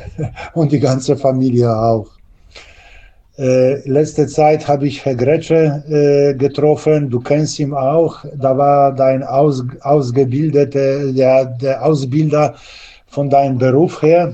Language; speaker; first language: German; non-native, learner; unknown